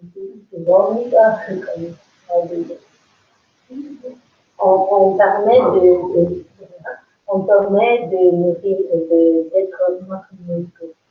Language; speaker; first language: French; non-native, learner; English